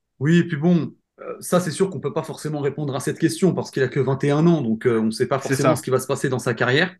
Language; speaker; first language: French; native; French